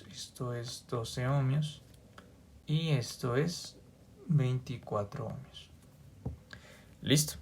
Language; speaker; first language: Spanish; native; Spanish